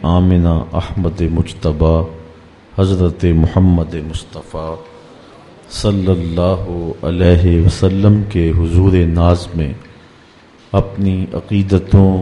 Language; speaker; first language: Urdu; native; Urdu